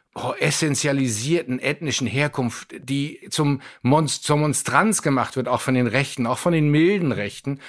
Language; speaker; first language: German; native; German